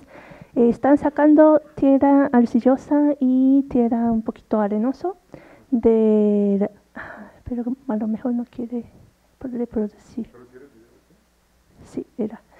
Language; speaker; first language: Spanish; non-native, fluent; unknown